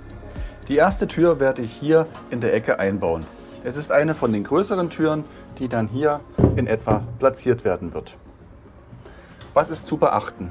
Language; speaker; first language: German; native; German